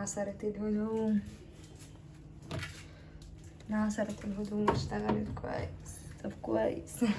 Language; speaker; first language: Arabic; native; Arabic